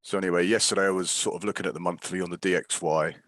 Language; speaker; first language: English; native; English